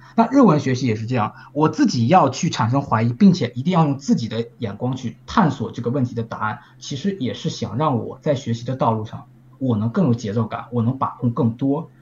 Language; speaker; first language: Chinese; native; Chinese